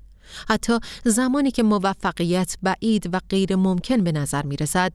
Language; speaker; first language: Persian; native; Persian